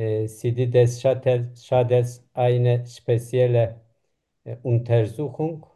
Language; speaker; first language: German; non-native, learner; Turkish